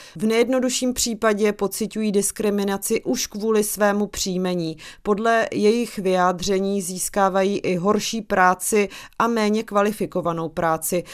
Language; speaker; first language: Czech; native; Czech